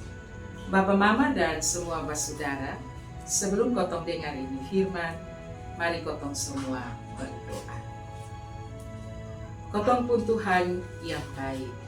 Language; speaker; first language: Indonesian; non-native, local second language; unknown